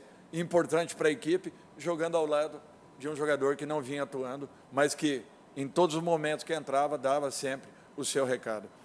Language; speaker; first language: Portuguese; native; Portuguese